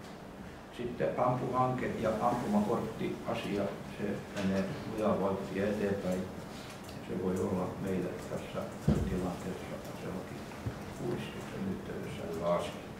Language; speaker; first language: Finnish; native; Finnish